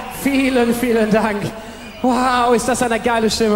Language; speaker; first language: German; native; German